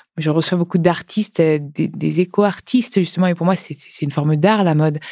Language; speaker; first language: French; native; French